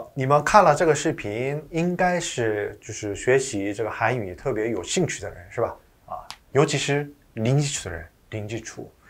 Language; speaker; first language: Chinese; non-native, fluent; Korean